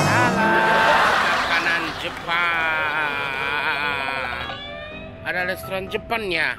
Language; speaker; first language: Indonesian; non-native, learner; Japanese